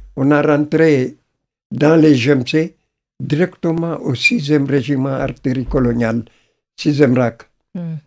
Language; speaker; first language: French; non-native, local second language; Wolof